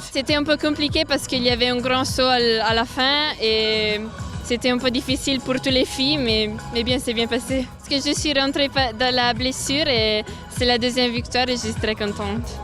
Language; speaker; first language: French; non-native, learner; Italian